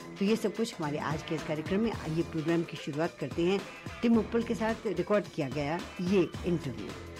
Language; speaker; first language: Hindi; early bilingual, other home language; Punjabi